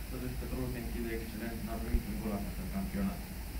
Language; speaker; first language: Romanian; native; Romanian